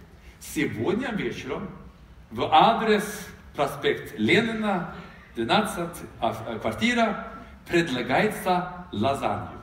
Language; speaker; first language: Russian; non-native, fluent; Swedish